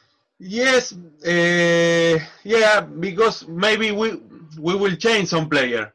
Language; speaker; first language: English; non-native, learner; Spanish